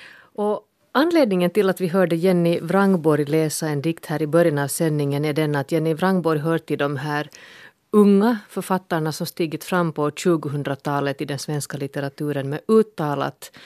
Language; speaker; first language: Swedish; native; Swedish